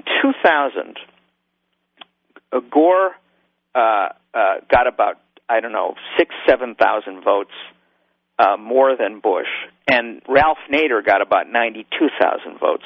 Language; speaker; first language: English; native; English